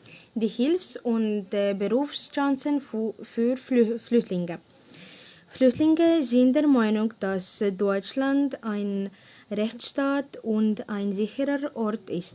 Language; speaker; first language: German; non-native, learner; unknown